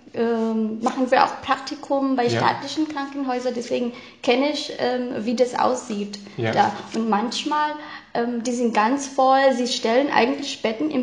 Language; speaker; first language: German; non-native, fluent; Filipino